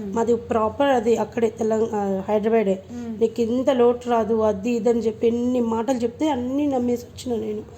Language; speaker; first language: Telugu; native; Telugu